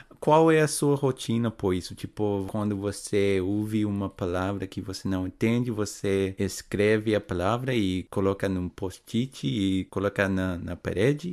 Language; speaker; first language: Portuguese; non-native, fluent; English